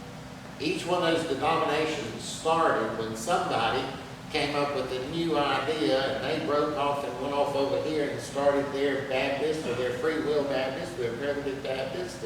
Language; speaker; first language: English; native; English